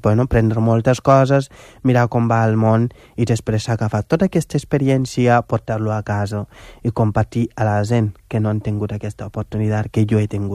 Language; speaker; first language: Catalan; non-native, fluent; Wolof